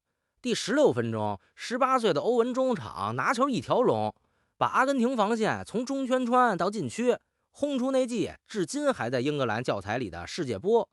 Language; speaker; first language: Chinese; native; Chinese